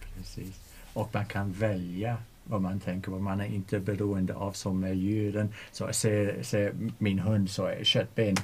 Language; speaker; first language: Swedish; non-native, fluent; English